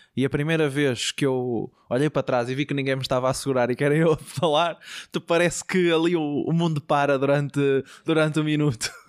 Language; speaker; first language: Portuguese; native; Portuguese